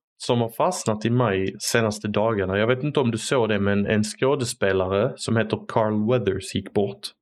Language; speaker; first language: Swedish; early bilingual, other home language; Arabic